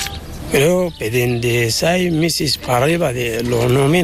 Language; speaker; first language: Spanish; non-native, learner; Arabic